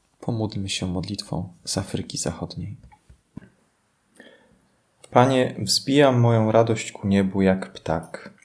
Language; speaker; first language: Polish; native; Polish